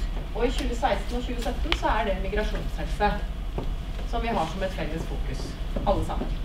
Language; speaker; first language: Norwegian; native; Norwegian